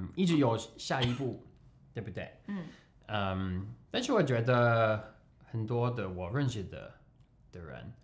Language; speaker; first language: Chinese; non-native, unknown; English